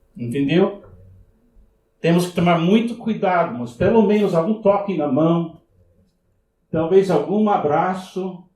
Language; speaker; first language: Portuguese; non-native, fluent; English